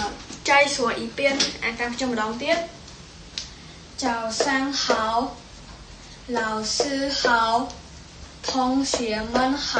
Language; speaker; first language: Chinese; non-native, fluent; Khmer